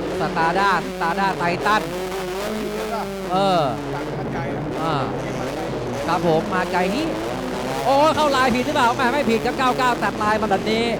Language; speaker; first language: Thai; native; Thai